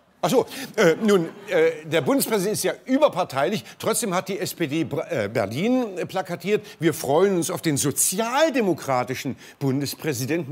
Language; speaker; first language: German; native; German